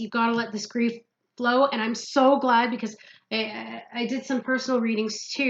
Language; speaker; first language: English; native; English